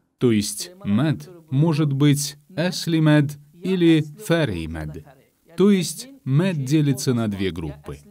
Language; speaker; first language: Russian; non-native, fluent; Azerbaijani